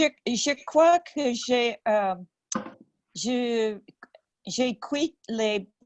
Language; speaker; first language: French; non-native, learner; English